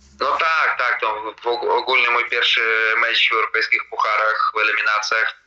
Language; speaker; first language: Polish; non-native, fluent; Latvian